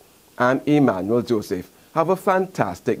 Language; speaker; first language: English; native; English